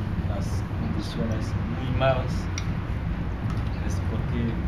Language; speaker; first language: Spanish; non-native, learner; Haitian Creole